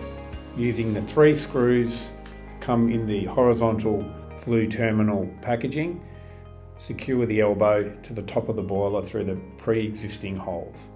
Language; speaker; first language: English; native; English